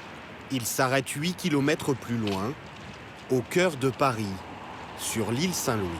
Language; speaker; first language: French; native; French